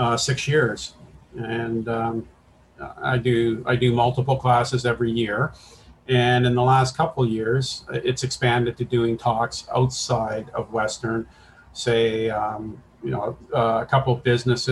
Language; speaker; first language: English; native; English